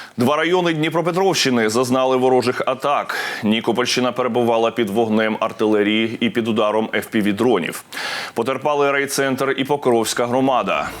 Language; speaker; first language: Ukrainian; native; Ukrainian